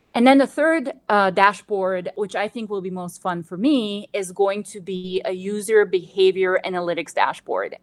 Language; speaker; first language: English; non-native, fluent; Bosnian